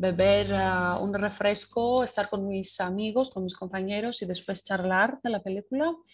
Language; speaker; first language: Spanish; non-native, fluent; Greek